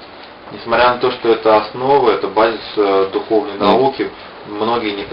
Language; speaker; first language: Russian; native; Russian